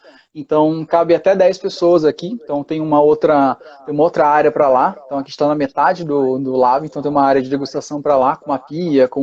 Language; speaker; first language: Portuguese; native; Portuguese